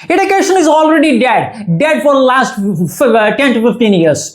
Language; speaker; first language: English; non-native, local second language; Malayalam